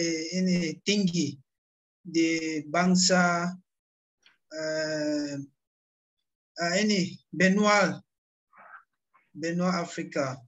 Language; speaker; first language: Indonesian; non-native, learner; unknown